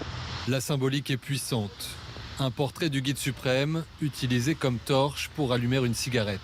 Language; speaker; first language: French; native; French